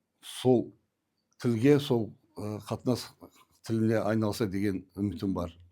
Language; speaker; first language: Kazakh; non-native, local second language; Turkish